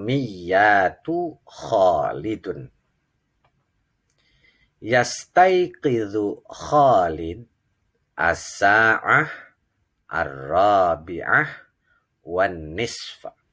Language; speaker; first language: Arabic; non-native, fluent; Indonesian